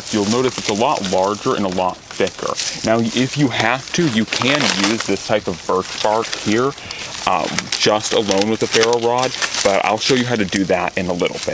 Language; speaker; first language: English; native; English